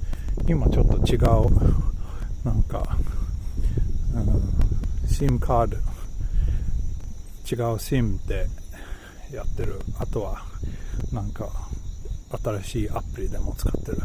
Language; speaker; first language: Japanese; non-native, learner; Swedish